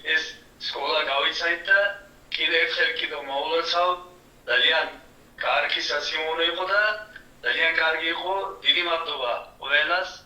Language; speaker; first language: Georgian; early bilingual, heritage; Georgian